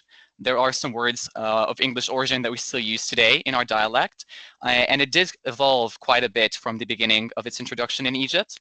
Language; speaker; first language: English; non-native, local second language; Arabic